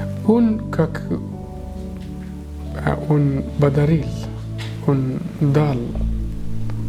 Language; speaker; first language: Russian; non-native, learner; Arabic